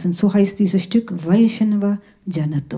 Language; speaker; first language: German; non-native, fluent; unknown